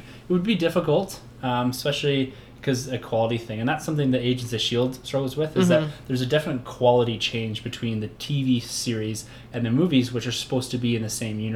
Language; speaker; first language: English; native; English